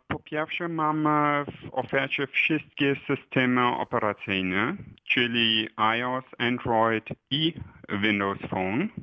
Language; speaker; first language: Polish; non-native, fluent; German